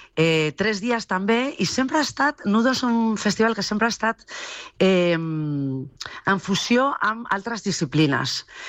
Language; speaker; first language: Catalan; non-native, local second language; Spanish